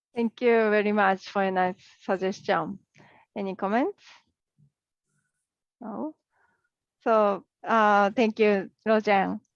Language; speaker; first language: English; non-native, learner; Japanese